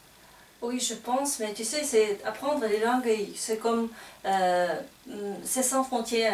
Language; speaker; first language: French; non-native, fluent; Kazakh